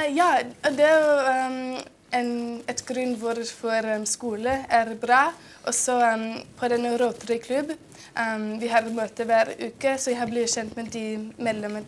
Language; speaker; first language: Norwegian; non-native, fluent; English